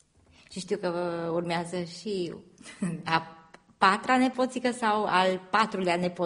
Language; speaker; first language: Romanian; native; Romanian